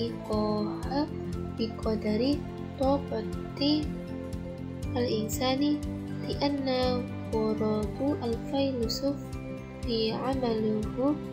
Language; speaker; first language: Arabic; non-native, learner; Indonesian